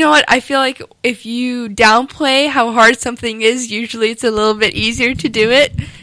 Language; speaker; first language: English; non-native, local second language; Afrikaans